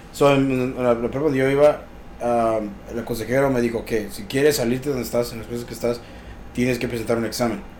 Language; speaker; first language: Spanish; native; Spanish